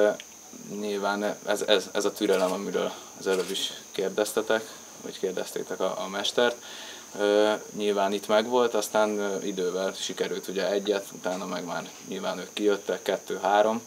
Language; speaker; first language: Hungarian; native; Hungarian